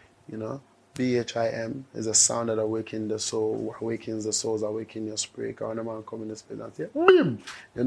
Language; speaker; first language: English; non-native, local second language; Ewe